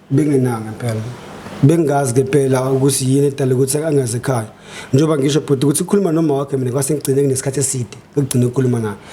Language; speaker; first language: Zulu; native; Zulu